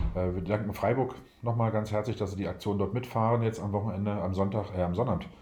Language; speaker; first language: German; native; German